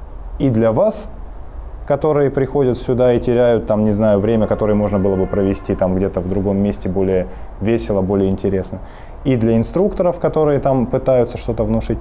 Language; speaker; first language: Russian; native; Russian